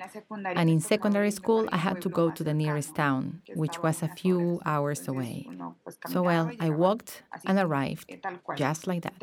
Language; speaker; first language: English; non-native, fluent; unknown